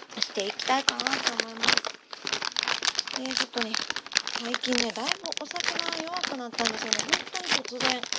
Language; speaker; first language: Japanese; native; Japanese